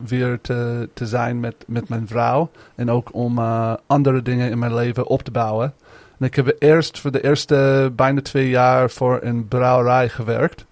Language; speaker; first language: Dutch; non-native, learner; English